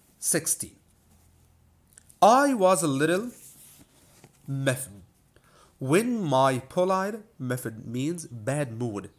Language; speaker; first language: English; non-native, fluent; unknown